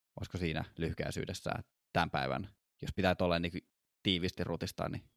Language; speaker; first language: Finnish; native; Finnish